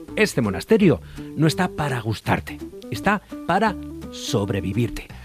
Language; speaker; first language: Spanish; native; Spanish